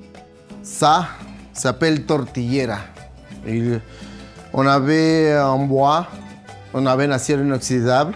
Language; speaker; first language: French; non-native, learner; Spanish